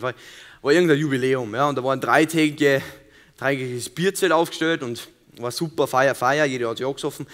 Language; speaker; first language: German; native; German